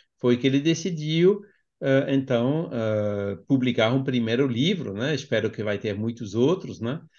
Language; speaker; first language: Portuguese; non-native, fluent; French